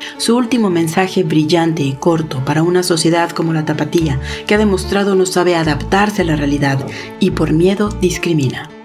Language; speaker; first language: Spanish; native; Spanish